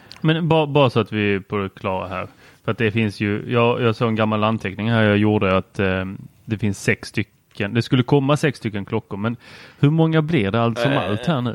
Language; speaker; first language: Swedish; native; Swedish